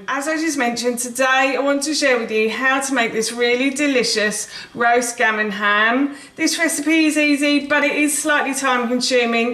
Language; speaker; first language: English; native; English